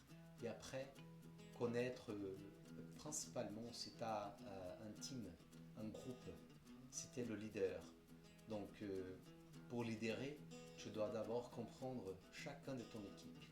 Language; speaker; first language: French; non-native, fluent; Portuguese